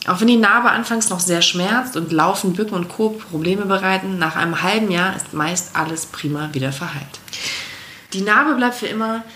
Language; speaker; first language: German; native; German